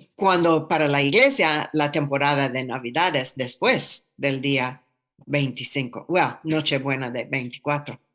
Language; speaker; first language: Spanish; non-native, fluent; English